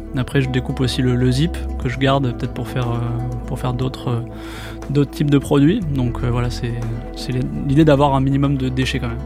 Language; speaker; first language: French; native; French